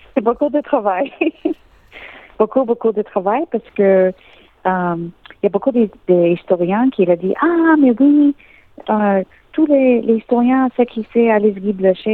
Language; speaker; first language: French; non-native, learner; English